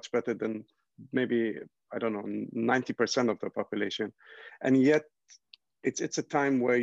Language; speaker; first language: English; non-native, local second language; Arabic